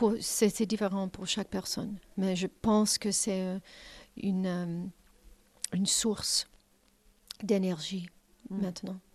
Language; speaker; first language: French; non-native, learner; English